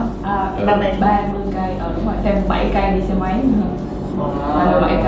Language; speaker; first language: Vietnamese; native; Vietnamese